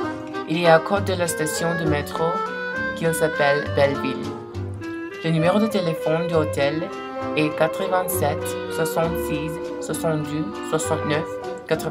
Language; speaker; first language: French; non-native, learner; English